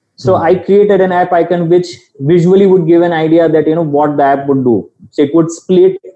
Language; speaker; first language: English; non-native, local second language; Gujarati